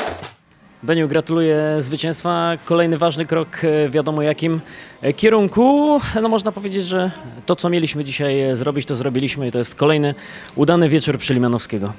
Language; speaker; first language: Polish; native; Polish